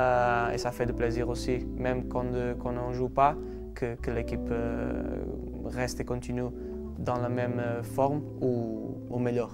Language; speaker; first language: French; non-native, learner; Portuguese